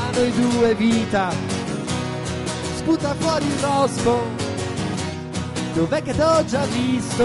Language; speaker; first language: Italian; native; Italian